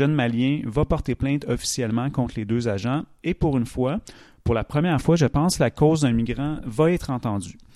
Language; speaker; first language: French; native; French